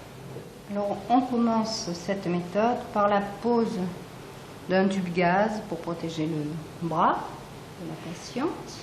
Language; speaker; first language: French; native; French